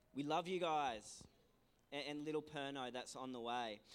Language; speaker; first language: English; native; English